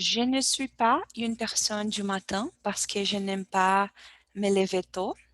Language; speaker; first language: French; non-native, learner; Portuguese